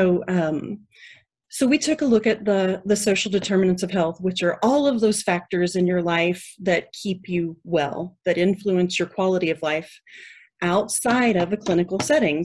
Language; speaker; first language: English; native; English